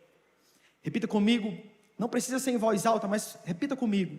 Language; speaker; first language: Portuguese; native; Portuguese